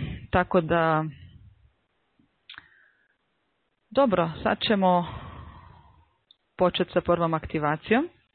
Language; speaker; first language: Serbian; non-native, fluent; Slovenian